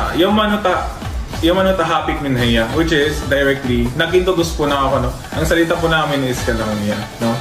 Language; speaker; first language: Filipino; non-native, local second language; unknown